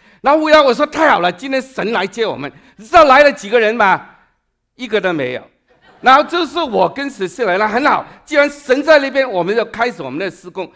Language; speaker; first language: Chinese; non-native, local second language; Cantonese